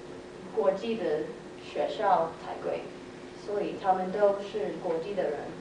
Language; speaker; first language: Chinese; non-native, learner; English